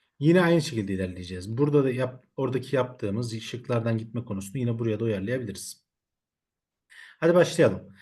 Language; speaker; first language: Turkish; native; Turkish